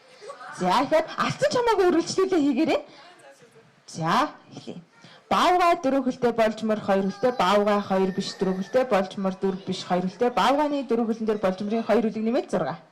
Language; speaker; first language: Mongolian; native; Mongolian